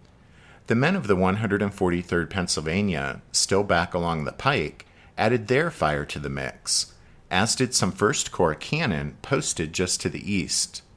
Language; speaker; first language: English; native; English